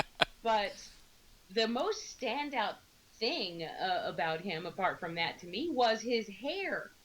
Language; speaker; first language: English; native; English